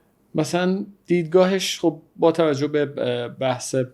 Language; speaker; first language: Persian; native; Persian